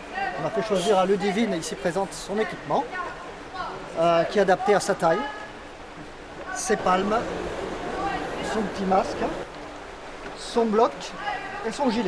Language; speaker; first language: French; native; French